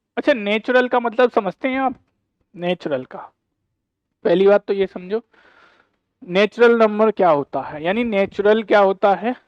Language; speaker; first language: Hindi; native; Hindi